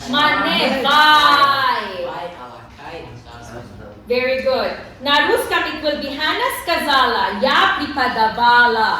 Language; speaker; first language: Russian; non-native, learner; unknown